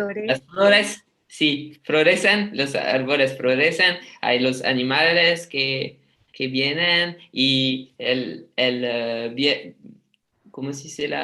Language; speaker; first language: Spanish; non-native, learner; French